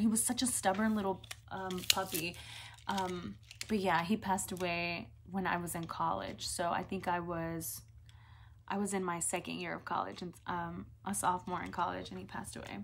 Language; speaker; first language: English; early bilingual, other home language; Spanish